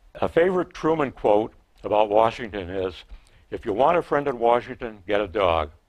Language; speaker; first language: English; native; English